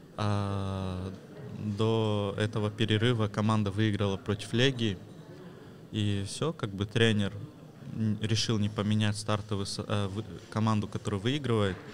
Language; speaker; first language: Russian; early bilingual, heritage; Russian